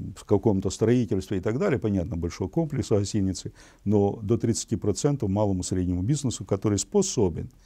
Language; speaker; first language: Russian; non-native, local second language; Ukrainian